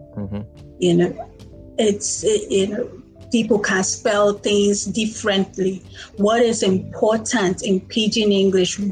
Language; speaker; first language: English; non-native, local second language; Igbo